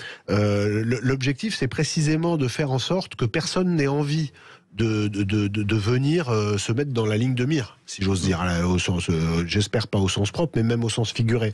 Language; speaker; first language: French; native; French